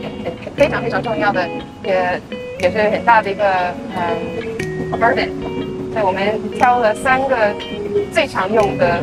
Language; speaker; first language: Chinese; early bilingual, heritage; Chinese